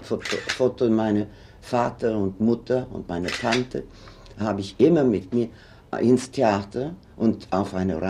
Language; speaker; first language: German; non-native, fluent; Swedish